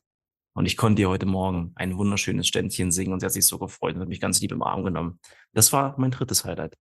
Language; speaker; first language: German; native; German